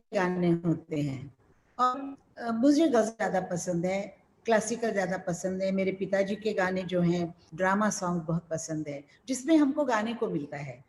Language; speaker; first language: Hindi; non-native, local second language; Marathi